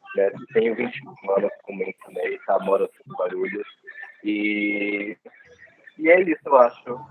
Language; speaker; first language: Portuguese; native; Portuguese